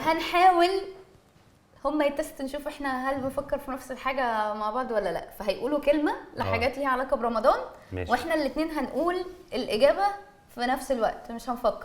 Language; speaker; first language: Arabic; native; Arabic